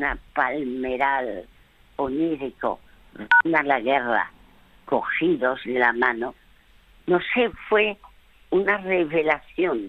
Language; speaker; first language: Spanish; early bilingual, other home language; French